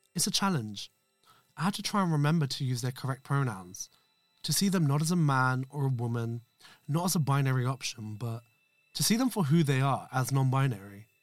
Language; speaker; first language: English; non-native, local second language; Urdu